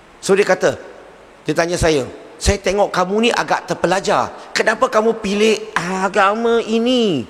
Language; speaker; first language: Malay; non-native, local second language; Chinese